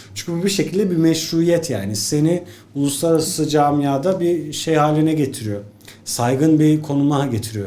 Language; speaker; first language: Turkish; early bilingual, other home language; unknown